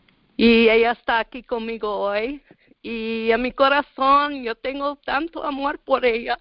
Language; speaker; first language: Spanish; early bilingual, heritage; Spanish